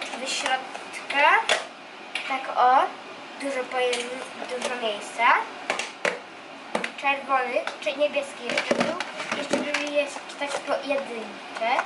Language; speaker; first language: Polish; early bilingual, heritage; Polish